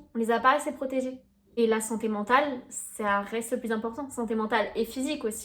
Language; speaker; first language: French; native; French